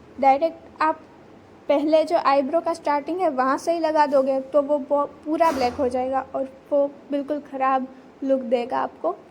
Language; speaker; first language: Hindi; non-native, local second language; Gujarati